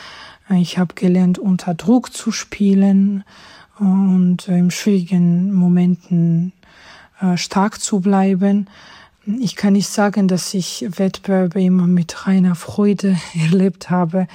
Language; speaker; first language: German; non-native, fluent; Georgian